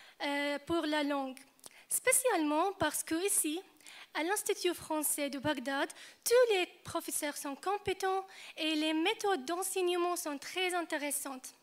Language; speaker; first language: French; non-native, fluent; Arabic